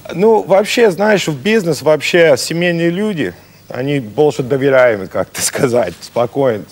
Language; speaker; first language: Russian; non-native, learner; English